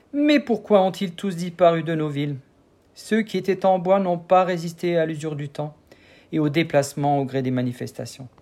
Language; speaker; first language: French; native; French